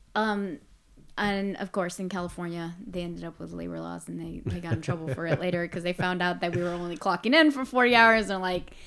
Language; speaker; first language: English; native; English